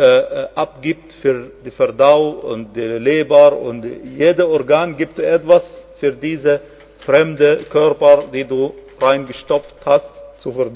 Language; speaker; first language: German; non-native, fluent; Arabic